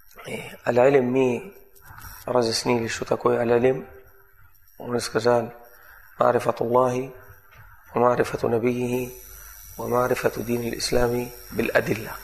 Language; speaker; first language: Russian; non-native, fluent; Arabic